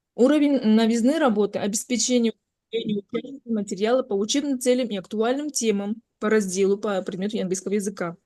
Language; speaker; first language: Russian; non-native, local second language; Kazakh